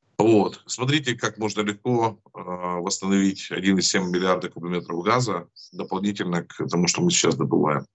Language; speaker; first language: Russian; native; Russian